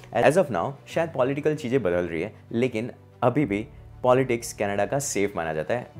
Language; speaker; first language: Hindi; native; Hindi